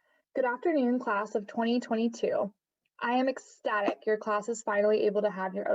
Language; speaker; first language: English; native; English